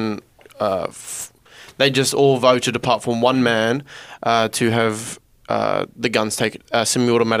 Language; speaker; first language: English; native; English